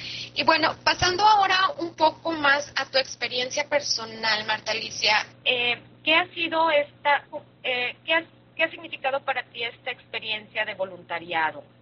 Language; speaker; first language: Spanish; native; Spanish